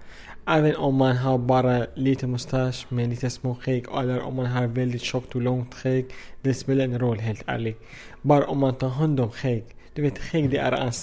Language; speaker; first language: Swedish; non-native, fluent; Arabic